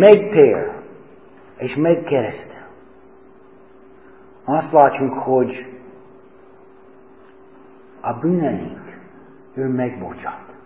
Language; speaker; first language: Hungarian; non-native, learner; English